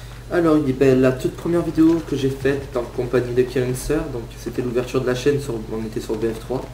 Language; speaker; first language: French; native; French